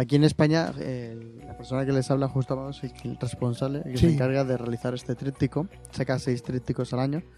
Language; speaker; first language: Spanish; native; Spanish